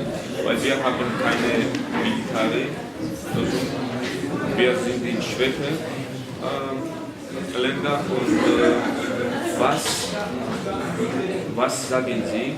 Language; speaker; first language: German; non-native, learner; Georgian